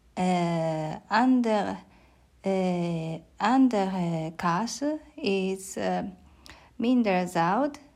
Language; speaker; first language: Dutch; non-native, learner; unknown